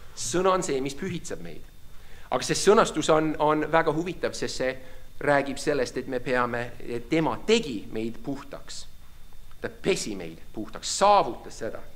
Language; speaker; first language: Estonian; non-native, fluent; English